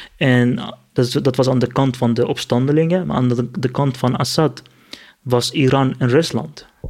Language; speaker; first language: Dutch; non-native, fluent; Kurdish